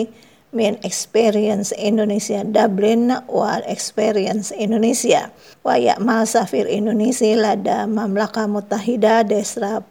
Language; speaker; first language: Arabic; non-native, fluent; Indonesian